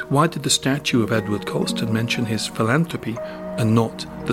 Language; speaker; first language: English; native; English